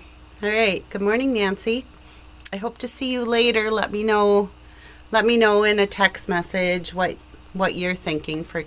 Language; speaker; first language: English; native; English